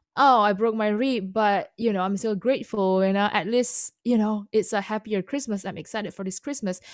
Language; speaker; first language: English; non-native, fluent; Indonesian